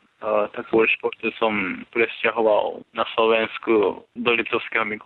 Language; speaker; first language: Slovak; non-native, fluent; Japanese